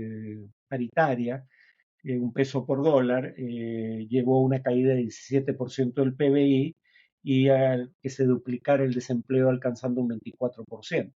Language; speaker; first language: Spanish; native; Spanish